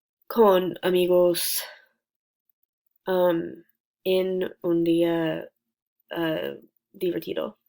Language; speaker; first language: Spanish; non-native, learner; English